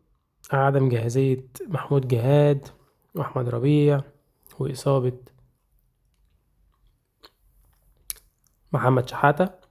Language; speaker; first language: Arabic; native; Arabic